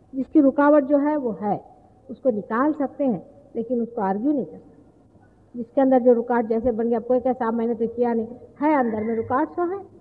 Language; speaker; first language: Hindi; non-native, local second language; Marathi